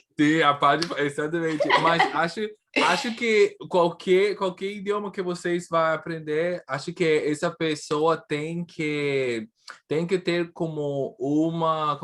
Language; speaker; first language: Portuguese; non-native, learner; English